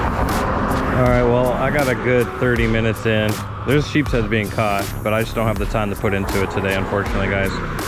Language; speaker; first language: English; native; English